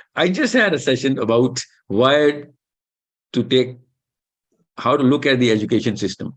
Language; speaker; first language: English; non-native, local second language; Urdu